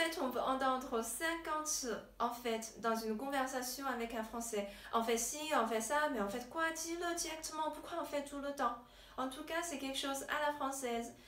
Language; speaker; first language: French; non-native, fluent; Chinese